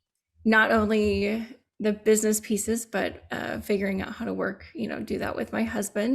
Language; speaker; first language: English; native; English